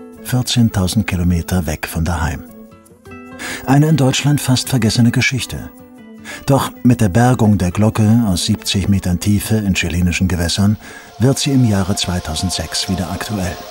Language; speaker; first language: German; native; German